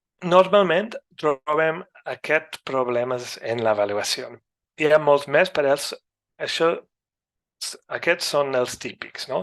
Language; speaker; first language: Catalan; non-native, fluent; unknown